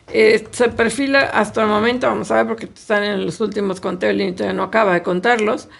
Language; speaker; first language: Spanish; native; Spanish